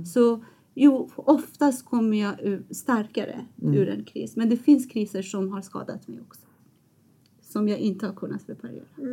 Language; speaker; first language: Swedish; non-native, fluent; Persian